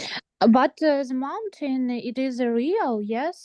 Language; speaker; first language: English; non-native, learner; Ukrainian